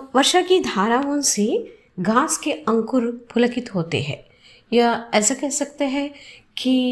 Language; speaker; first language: Hindi; non-native, local second language; Telugu